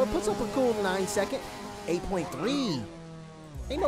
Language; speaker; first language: English; native; English